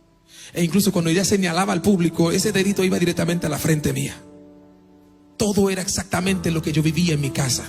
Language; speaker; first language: Spanish; non-native, fluent; Haitian Creole